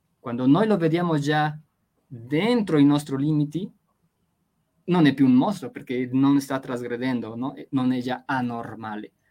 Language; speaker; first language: Italian; non-native, fluent; Spanish